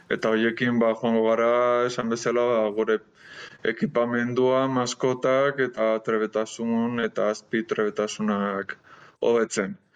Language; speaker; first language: Basque; non-native, local second language; Spanish